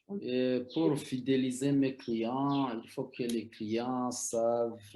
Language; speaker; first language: French; non-native, local second language; Rundi